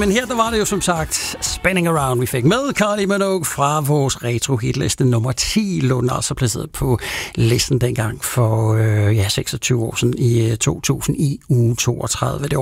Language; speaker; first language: Danish; native; Danish